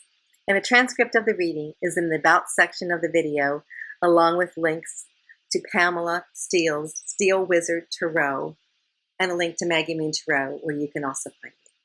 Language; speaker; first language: English; native; English